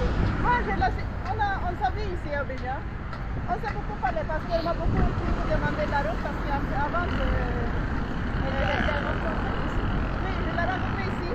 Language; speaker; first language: French; non-native, learner; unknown